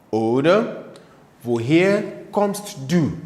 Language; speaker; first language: German; non-native, fluent; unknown